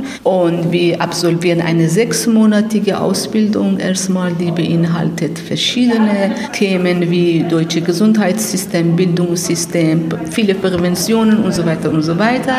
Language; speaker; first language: German; non-native, learner; Persian